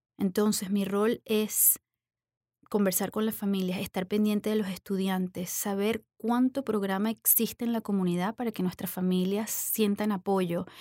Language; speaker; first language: Spanish; native; Spanish